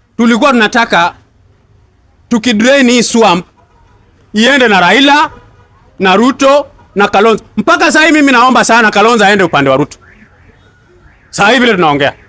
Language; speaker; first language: Swahili; non-native, local second language; Luyia